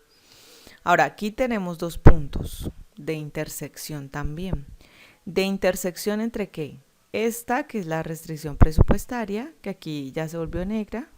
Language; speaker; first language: Spanish; native; Spanish